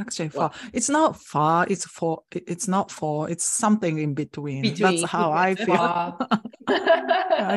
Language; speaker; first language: English; non-native, fluent; Japanese